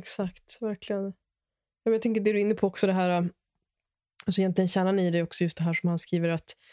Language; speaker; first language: Swedish; native; Swedish